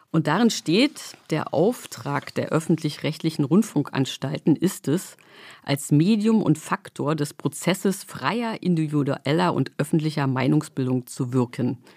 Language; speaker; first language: German; native; German